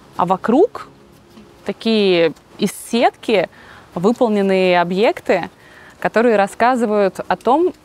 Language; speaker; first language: Russian; native; Russian